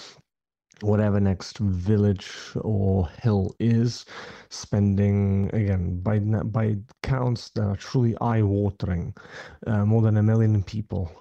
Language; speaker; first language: English; non-native, fluent; Ukrainian